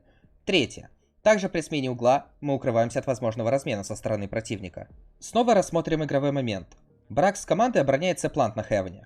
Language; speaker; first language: Russian; native; Russian